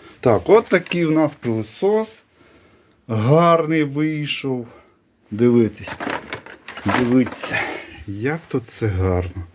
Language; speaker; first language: Ukrainian; non-native, local second language; Russian